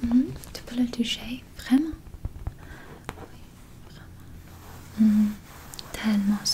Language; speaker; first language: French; non-native, learner; English